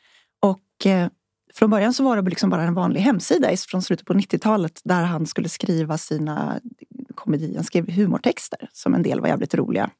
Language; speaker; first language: Swedish; native; Swedish